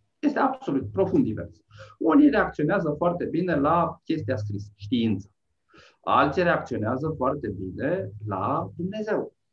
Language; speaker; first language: Romanian; native; Romanian